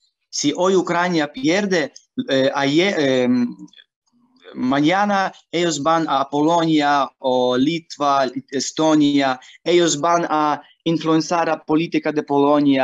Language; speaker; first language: Spanish; non-native, learner; Ukrainian